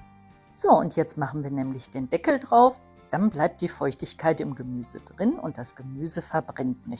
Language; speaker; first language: German; native; German